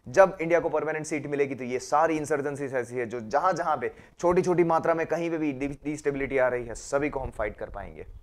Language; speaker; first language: Hindi; non-native, local second language; Gujarati